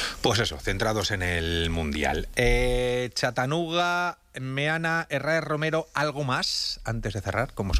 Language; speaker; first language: Spanish; native; Spanish